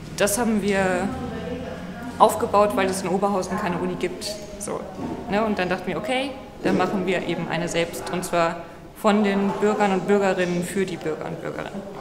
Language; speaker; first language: German; native; German